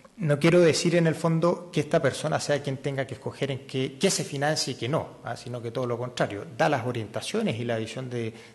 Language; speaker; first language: Spanish; native; Spanish